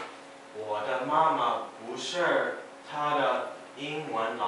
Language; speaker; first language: Chinese; non-native, learner; English